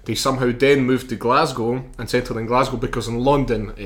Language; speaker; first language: English; early bilingual, other home language; Slovak